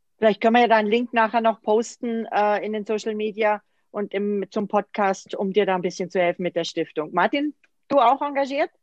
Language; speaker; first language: German; native; German